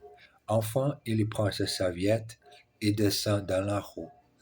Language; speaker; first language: French; non-native, learner; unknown